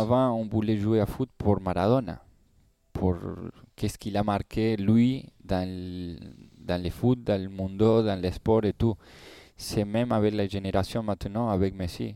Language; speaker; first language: French; non-native, learner; Spanish